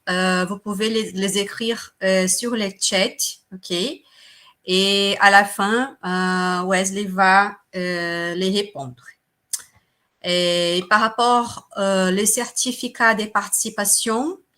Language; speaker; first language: French; non-native, fluent; Portuguese